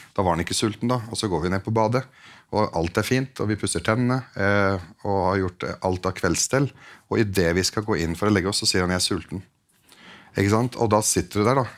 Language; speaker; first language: Norwegian; early bilingual, other home language; Arabic